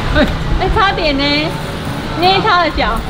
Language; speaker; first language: Chinese; native; Chinese